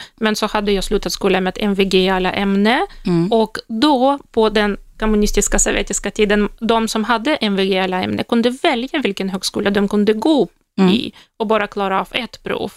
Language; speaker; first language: Swedish; non-native, fluent; Russian